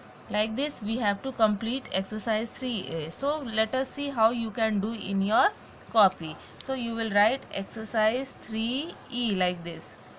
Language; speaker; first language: English; non-native, local second language; Hindi